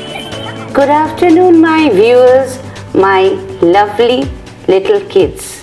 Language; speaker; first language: English; non-native, local second language; Bangla